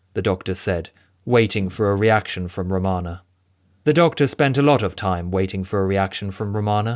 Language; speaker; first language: English; native; English